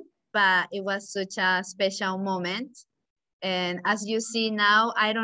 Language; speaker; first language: English; non-native, fluent; Spanish